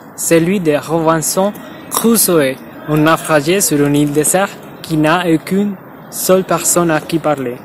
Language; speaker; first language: French; non-native, fluent; Spanish